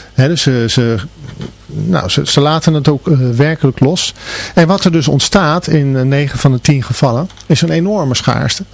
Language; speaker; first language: Dutch; native; Dutch